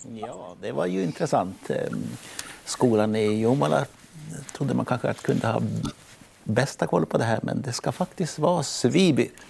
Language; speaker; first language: Swedish; native; Swedish